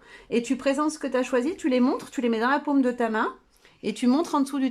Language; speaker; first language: French; native; French